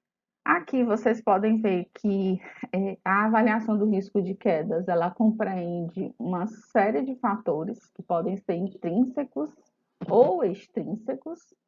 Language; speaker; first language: Portuguese; native; Portuguese